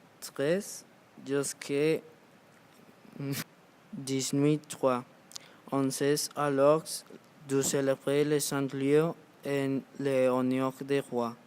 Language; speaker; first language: French; non-native, learner; Spanish